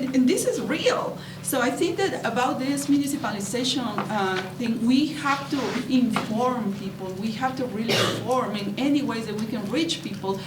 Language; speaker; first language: English; non-native, fluent; Spanish